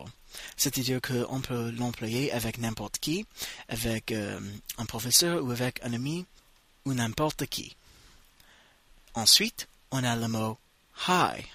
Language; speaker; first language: French; non-native, fluent; English